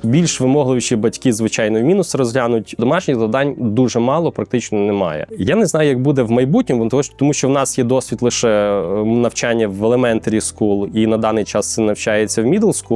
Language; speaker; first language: Ukrainian; native; Ukrainian